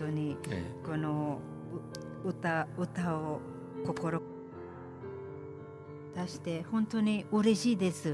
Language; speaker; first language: Japanese; non-native, fluent; Filipino